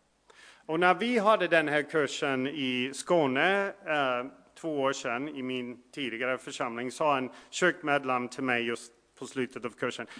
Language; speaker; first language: Swedish; non-native, fluent; English